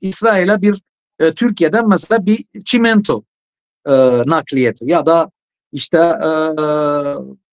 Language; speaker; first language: Turkish; non-native, fluent; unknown